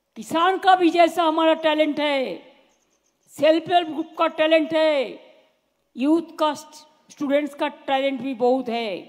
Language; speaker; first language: Hindi; non-native, local second language; Bangla